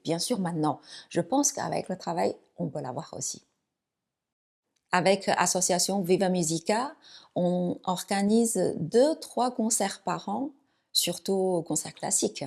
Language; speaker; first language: French; non-native, fluent; Chinese